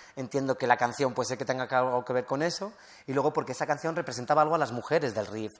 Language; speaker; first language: Spanish; early bilingual, other home language; Riffian